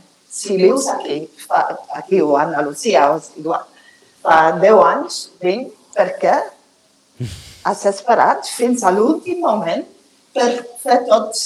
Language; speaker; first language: Catalan; non-native, fluent; English